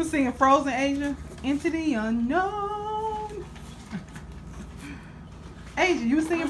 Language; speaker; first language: English; native; English